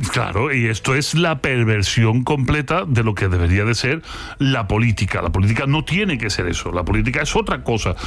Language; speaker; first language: Spanish; native; Spanish